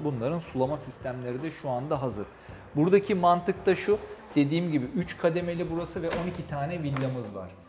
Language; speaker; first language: Turkish; native; Turkish